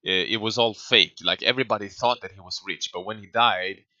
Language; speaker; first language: English; non-native, fluent; Swedish